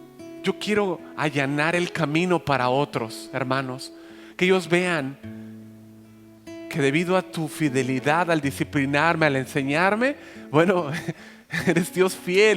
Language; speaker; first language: Spanish; native; Spanish